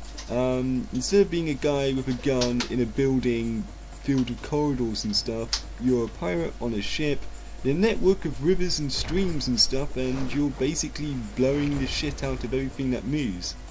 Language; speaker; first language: English; native; English